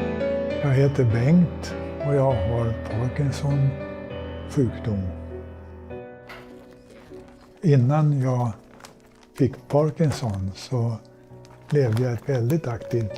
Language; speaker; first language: Swedish; native; Swedish